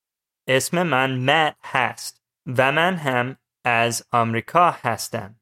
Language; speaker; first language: Persian; non-native, learner; English